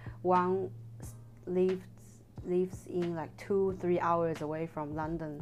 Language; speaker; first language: English; non-native, fluent; Chinese